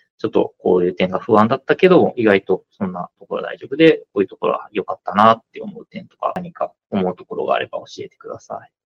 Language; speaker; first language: Japanese; native; Japanese